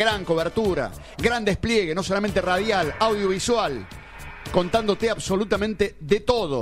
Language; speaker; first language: Spanish; native; Spanish